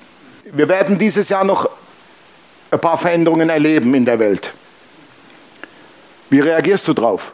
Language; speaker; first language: German; native; German